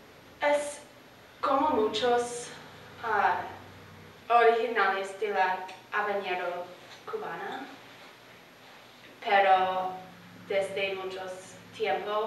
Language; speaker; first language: Spanish; non-native, learner; English